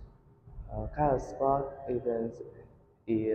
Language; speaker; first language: English; non-native, learner; Vietnamese